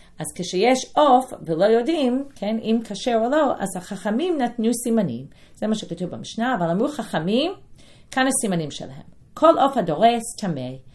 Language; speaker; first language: Hebrew; non-native, fluent; English